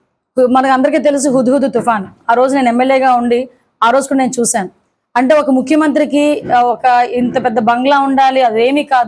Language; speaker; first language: Telugu; native; Telugu